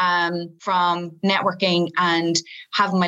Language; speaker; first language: English; native; English